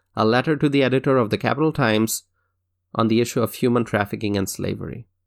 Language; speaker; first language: English; non-native, local second language; Bangla